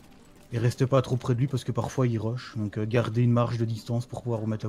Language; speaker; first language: French; native; French